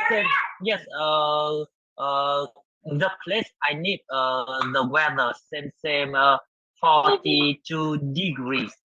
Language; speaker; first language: English; non-native, learner; Vietnamese